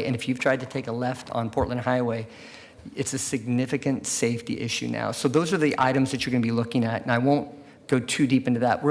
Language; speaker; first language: English; native; English